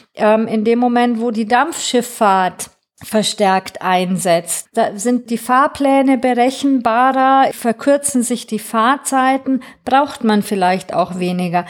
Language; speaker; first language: German; non-native, fluent; Greek